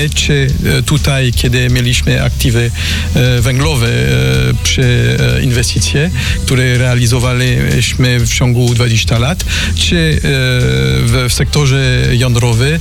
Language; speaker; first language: Polish; non-native, fluent; French